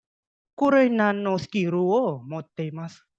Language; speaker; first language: Japanese; non-native, learner; Indonesian